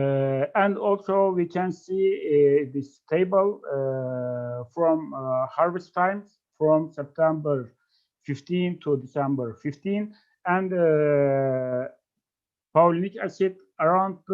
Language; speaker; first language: English; non-native, fluent; Turkish